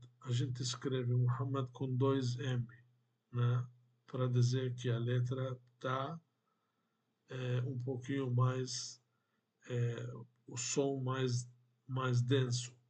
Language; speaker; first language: Portuguese; non-native, fluent; Arabic